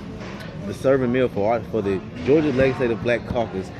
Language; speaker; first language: English; native; English